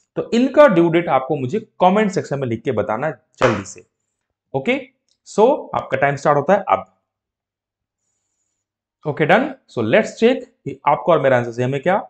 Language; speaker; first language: Hindi; native; Hindi